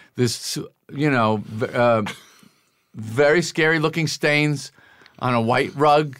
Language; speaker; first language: English; native; English